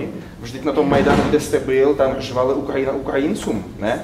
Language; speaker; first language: Czech; non-native, fluent; Russian